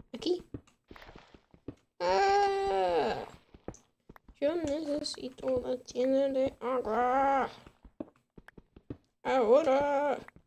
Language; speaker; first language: Spanish; non-native, learner; English